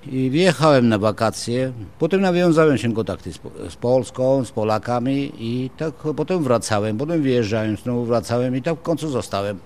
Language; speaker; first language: Polish; non-native, fluent; Georgian